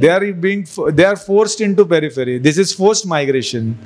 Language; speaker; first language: English; non-native, local second language; Marathi